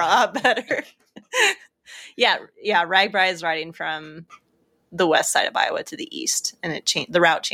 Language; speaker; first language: English; native; English